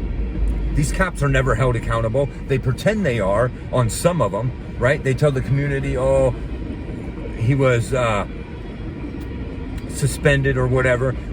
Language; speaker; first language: English; native; English